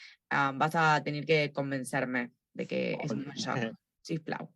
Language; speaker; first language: Catalan; non-native, local second language; Spanish